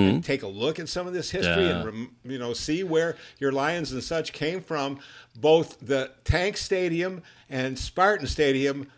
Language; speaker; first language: English; native; English